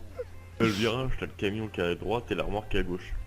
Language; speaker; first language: French; native; French